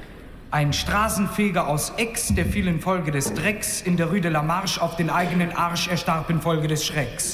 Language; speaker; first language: German; native; German